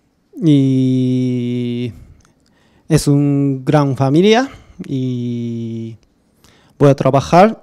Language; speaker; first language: Spanish; non-native, learner; Japanese